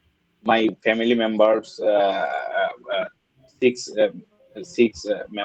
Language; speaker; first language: English; non-native, learner; Bangla